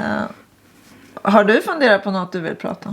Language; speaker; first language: Swedish; native; Swedish